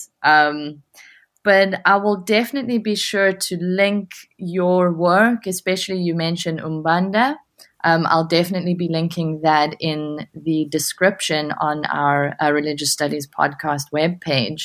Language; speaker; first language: English; native; English